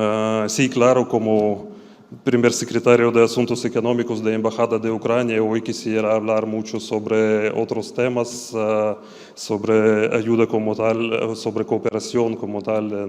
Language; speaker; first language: Spanish; non-native, fluent; Ukrainian